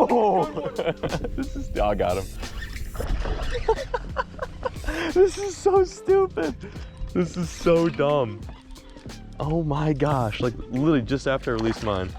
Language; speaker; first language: English; native; English